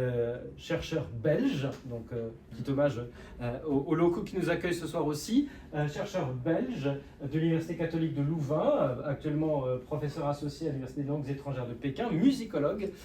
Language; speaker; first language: French; native; French